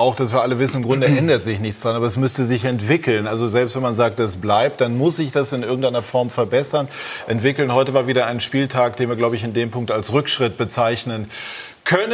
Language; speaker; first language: German; native; German